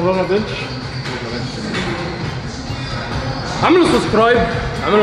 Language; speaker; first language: Arabic; native; Arabic